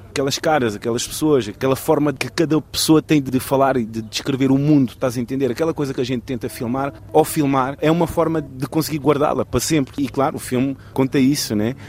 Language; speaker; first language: Portuguese; early bilingual, heritage; Portuguese